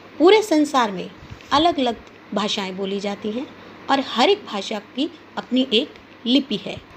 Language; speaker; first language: Hindi; native; Hindi